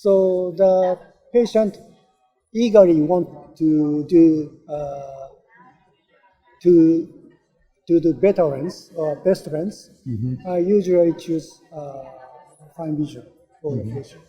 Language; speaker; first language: English; non-native, learner; Japanese